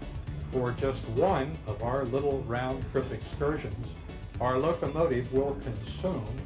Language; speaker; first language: English; native; English